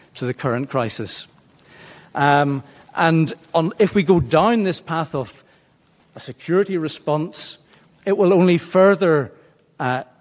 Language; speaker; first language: English; native; English